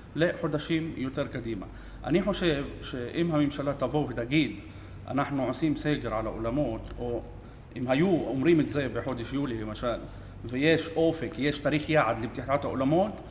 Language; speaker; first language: Hebrew; non-native, local second language; Arabic